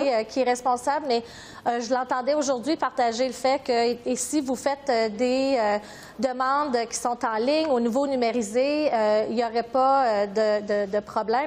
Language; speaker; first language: French; native; French